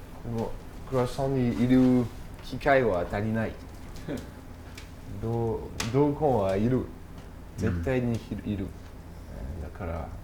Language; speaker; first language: Japanese; non-native, learner; French